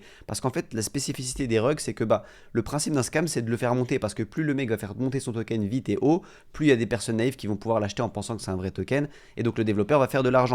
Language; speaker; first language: French; native; French